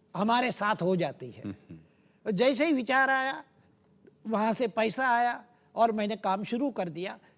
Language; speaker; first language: Hindi; non-native, local second language; Gujarati